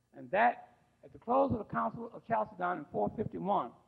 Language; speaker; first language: English; native; English